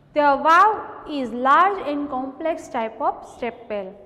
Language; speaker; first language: English; non-native, local second language; Gujarati